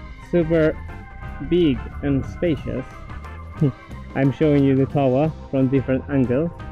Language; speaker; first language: English; non-native, fluent; Spanish